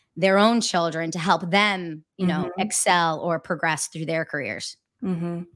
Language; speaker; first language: English; native; English